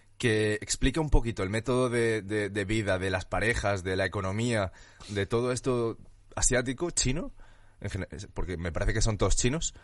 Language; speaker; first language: Spanish; early bilingual, other home language; Chinese